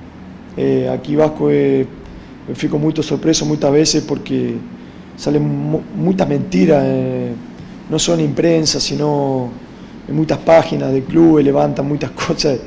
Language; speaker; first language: Portuguese; non-native, fluent; Spanish